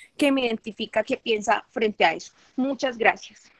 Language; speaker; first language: Spanish; native; Spanish